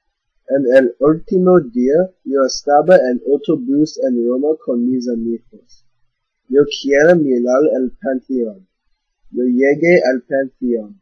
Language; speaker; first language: Spanish; non-native, learner; English